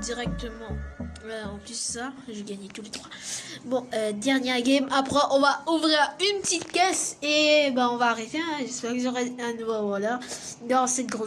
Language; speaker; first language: French; native; French